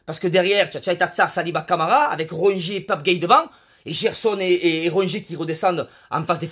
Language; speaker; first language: French; native; French